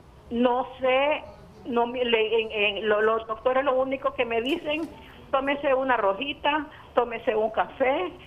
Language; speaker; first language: Spanish; native; Spanish